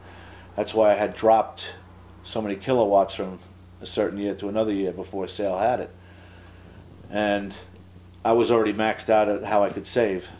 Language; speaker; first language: English; native; English